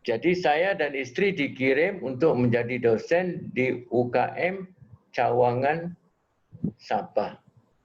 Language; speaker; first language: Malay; non-native, local second language; Javanese